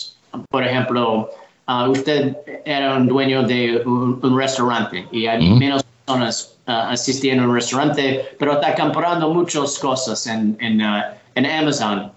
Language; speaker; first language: Spanish; non-native, learner; English